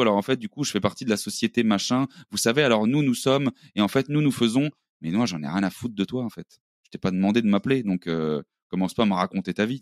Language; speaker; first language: French; native; French